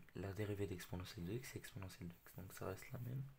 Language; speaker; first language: French; non-native, local second language; Arabic